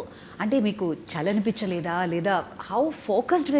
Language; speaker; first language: Telugu; native; Telugu